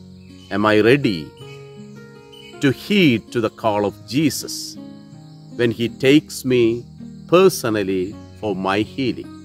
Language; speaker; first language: English; non-native, local second language; Malayalam